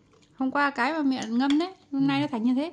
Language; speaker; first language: Korean; non-native, learner; Vietnamese